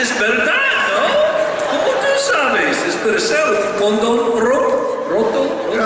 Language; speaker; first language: Spanish; non-native, learner; English